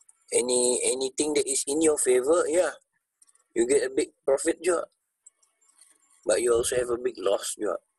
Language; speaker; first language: English; non-native, local second language; Malay